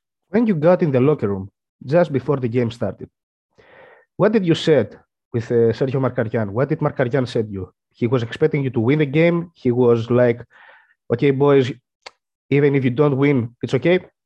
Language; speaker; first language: English; non-native, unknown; Greek